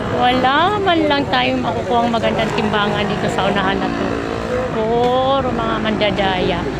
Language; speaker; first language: Filipino; native; Filipino